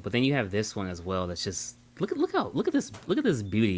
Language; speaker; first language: English; native; English